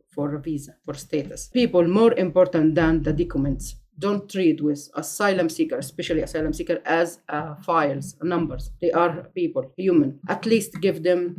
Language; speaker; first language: English; non-native, fluent; Arabic